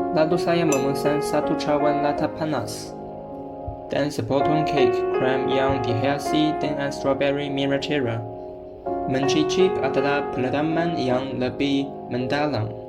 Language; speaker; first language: Malay; non-native, learner; Chinese